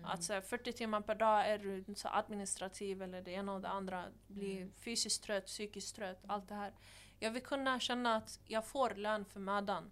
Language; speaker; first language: Swedish; early bilingual, other home language; Persian